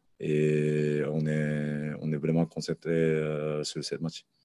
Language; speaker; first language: French; non-native, learner; Japanese